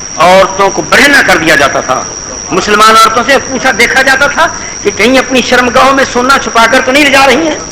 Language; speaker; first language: Urdu; non-native, local second language; Punjabi